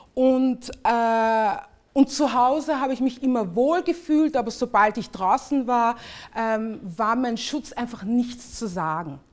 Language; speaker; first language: German; early bilingual, other home language; English